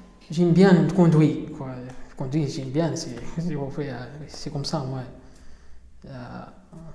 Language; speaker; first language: French; non-native, learner; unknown